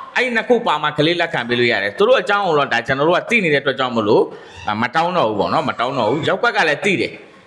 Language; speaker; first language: Burmese; native; Burmese